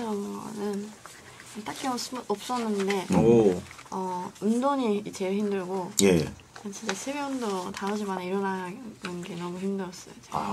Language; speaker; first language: Korean; non-native, learner; Japanese